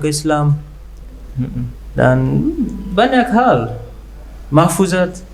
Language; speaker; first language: Indonesian; non-native, learner; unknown